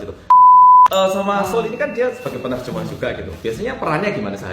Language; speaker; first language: Indonesian; native; Indonesian